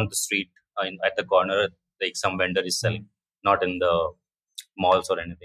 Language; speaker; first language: English; non-native, local second language; Hindi